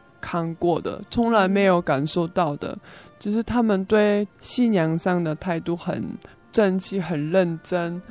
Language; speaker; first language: Chinese; non-native, learner; Korean